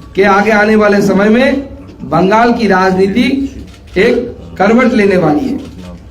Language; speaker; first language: Hindi; non-native, local second language; Bangla